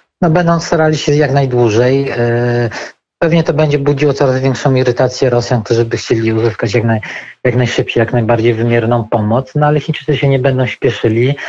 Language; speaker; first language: Polish; native; Polish